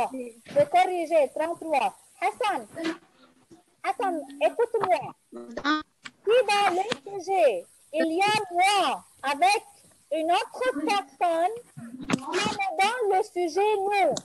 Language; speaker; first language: French; non-native, local second language; Arabic